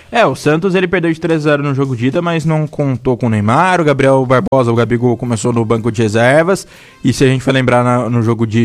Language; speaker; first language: Portuguese; native; Portuguese